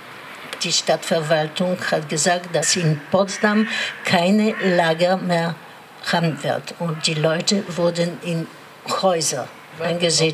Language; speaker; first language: German; non-native, learner; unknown